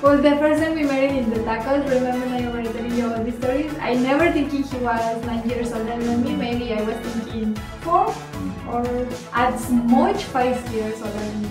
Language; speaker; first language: English; non-native, learner; Spanish